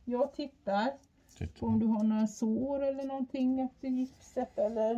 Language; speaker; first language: Swedish; native; Swedish